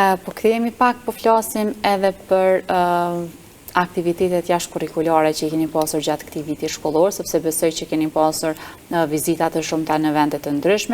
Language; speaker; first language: Albanian; native; Albanian